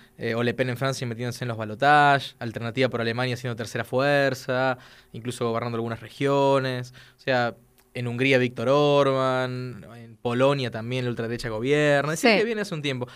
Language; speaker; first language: Spanish; native; Spanish